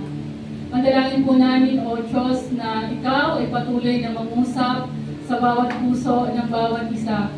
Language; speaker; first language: Filipino; native; Filipino